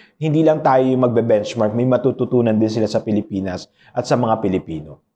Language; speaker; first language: Filipino; non-native, local second language; Pampanga